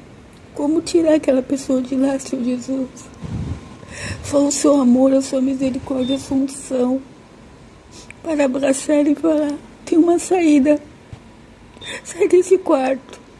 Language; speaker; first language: Portuguese; native; Portuguese